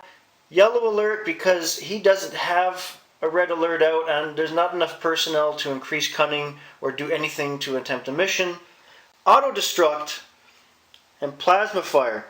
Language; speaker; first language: English; native; English